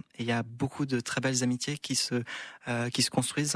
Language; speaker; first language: French; native; French